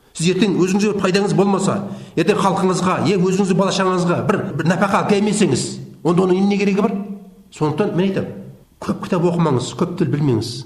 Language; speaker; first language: Kazakh; native; Kazakh